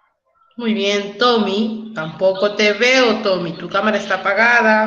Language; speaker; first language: Spanish; native; Spanish